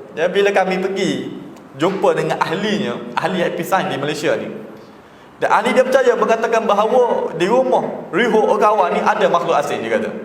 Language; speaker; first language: Malay; native; Malay